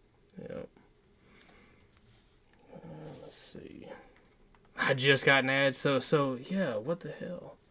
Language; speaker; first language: English; native; English